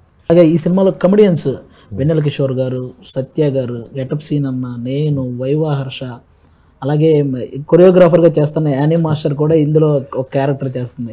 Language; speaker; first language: Telugu; native; Telugu